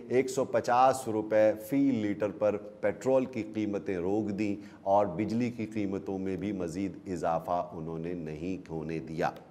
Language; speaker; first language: Urdu; native; Urdu